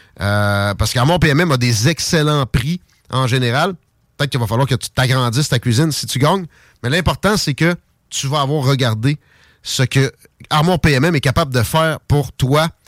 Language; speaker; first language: French; native; French